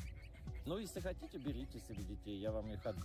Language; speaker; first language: Russian; native; Russian